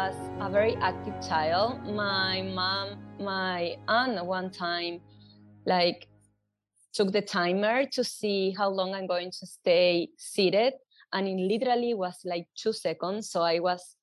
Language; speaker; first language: English; non-native, fluent; Spanish